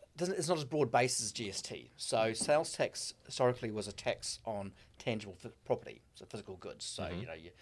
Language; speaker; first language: English; native; English